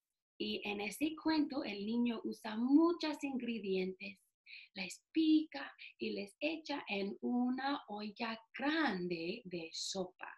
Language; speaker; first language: Spanish; non-native, fluent; English